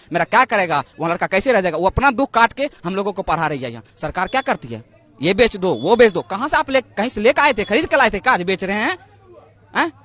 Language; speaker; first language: Hindi; native; Hindi